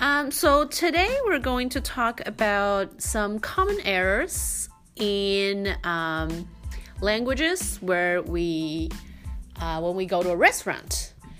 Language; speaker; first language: English; non-native, fluent; Chinese